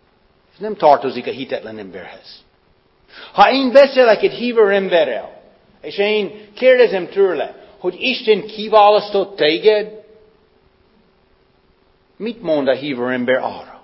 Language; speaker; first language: Hungarian; non-native, fluent; English